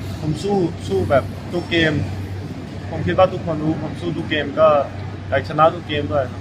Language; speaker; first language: Thai; early bilingual, heritage; Thai